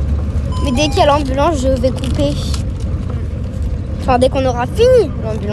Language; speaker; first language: French; native; French